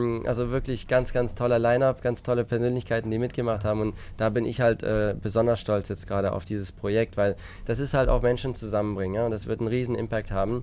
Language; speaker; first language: German; native; German